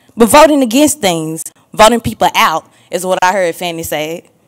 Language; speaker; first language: English; native; English